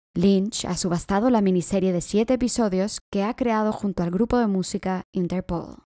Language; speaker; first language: Spanish; native; Spanish